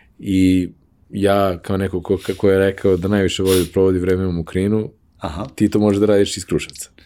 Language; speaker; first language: Serbian; native; Serbian